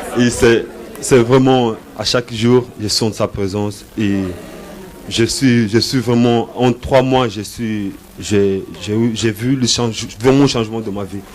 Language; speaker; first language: French; non-native, learner; Portuguese